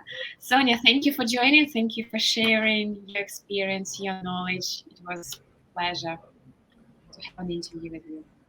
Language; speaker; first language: English; non-native, fluent; Russian